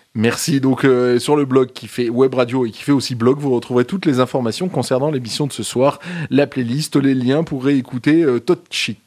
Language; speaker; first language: French; native; French